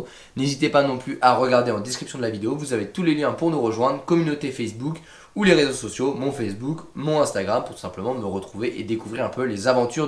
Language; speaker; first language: French; native; French